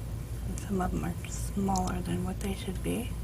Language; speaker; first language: English; native; English